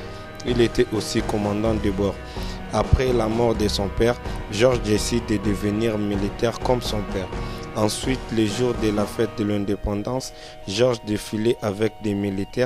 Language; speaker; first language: French; non-native, learner; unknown